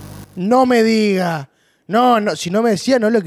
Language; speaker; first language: Spanish; native; Spanish